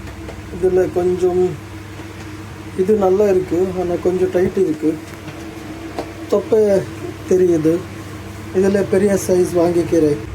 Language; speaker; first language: Tamil; non-native, learner; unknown